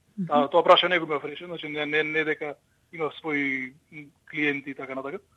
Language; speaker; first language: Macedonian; early bilingual, heritage; Macedonian